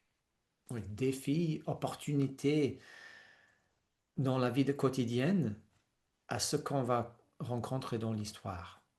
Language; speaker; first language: French; non-native, fluent; English